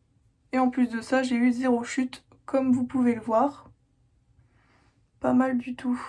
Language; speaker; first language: French; native; French